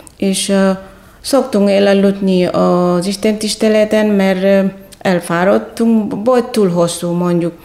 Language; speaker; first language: Hungarian; non-native, fluent; Indonesian